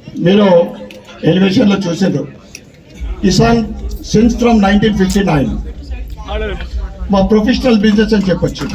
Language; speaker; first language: Telugu; native; Telugu